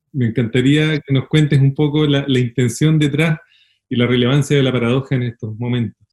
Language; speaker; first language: Spanish; native; Spanish